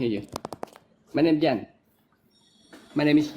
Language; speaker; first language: English; non-native, learner; Vietnamese